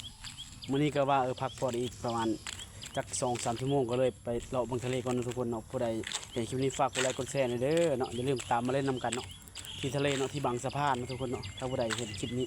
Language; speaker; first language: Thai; non-native, local second language; Northeastern Thai